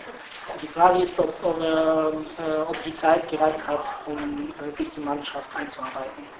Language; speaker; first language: German; non-native, fluent; Bulgarian